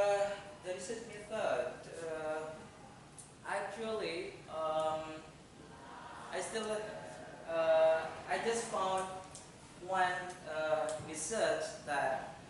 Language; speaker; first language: English; non-native, fluent; Indonesian